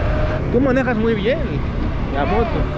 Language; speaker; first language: Spanish; non-native, learner; Greek